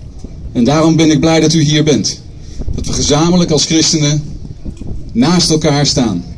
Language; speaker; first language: Dutch; native; Dutch